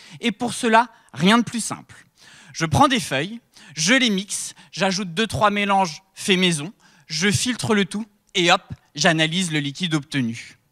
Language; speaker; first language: French; native; French